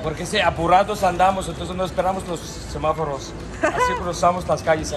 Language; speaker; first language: Spanish; non-native, fluent; Arabic